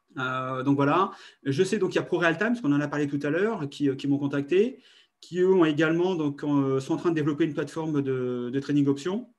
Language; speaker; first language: French; native; French